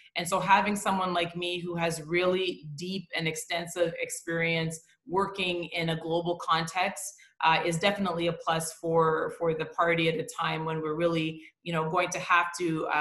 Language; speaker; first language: English; native; English